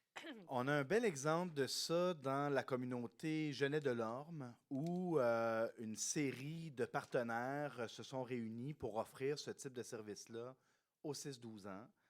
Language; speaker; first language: French; native; French